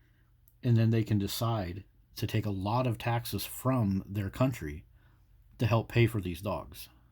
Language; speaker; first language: English; native; English